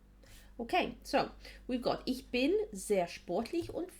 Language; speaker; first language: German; non-native, fluent; English